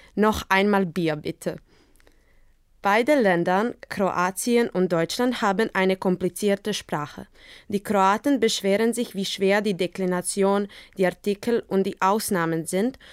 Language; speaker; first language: German; non-native, learner; Croatian